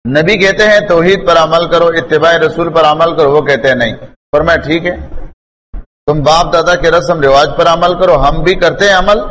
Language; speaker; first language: Urdu; non-native, local second language; Pashto